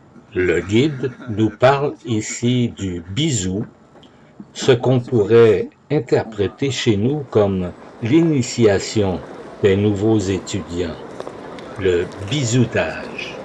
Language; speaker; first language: French; native; French